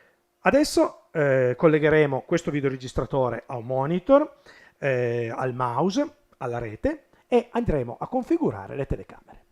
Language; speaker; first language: Italian; native; Italian